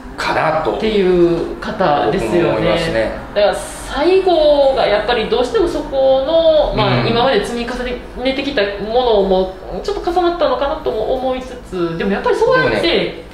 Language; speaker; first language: Japanese; native; Japanese